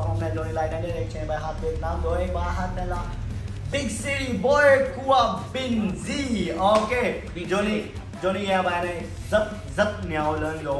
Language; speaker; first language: Vietnamese; non-native, learner; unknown